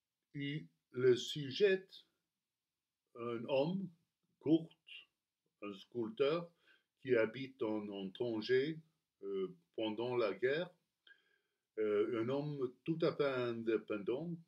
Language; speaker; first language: French; non-native, learner; Spanish